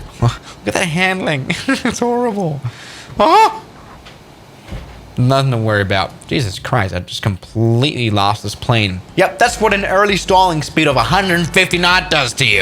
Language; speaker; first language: English; non-native, fluent; German